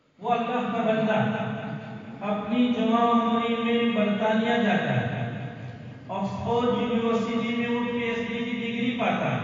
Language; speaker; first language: Urdu; non-native, local second language; Gujarati